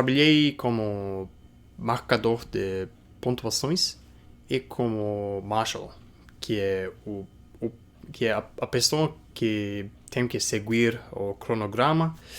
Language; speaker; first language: Portuguese; non-native, fluent; English